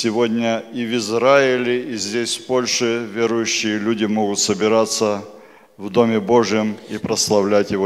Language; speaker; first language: Polish; non-native, learner; Russian